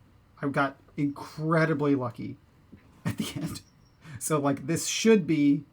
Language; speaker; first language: English; native; English